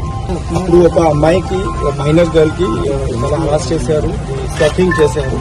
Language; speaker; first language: Telugu; non-native, local second language; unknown